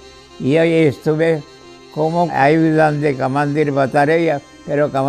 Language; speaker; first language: Spanish; non-native, fluent; Georgian